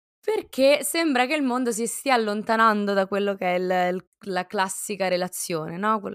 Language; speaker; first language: Italian; native; Italian